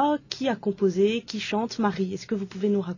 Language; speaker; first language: French; native; French